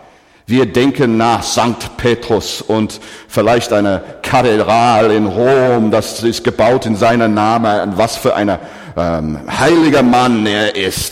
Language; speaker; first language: German; non-native, fluent; English